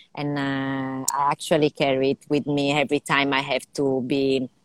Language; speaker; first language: English; non-native, fluent; Italian